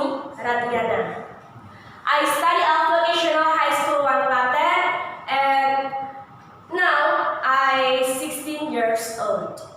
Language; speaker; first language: English; non-native, learner; Indonesian